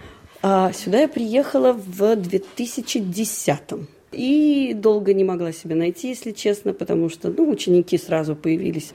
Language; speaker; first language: Russian; native; Russian